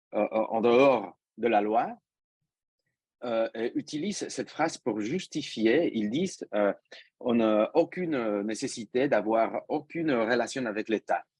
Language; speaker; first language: French; non-native, fluent; Spanish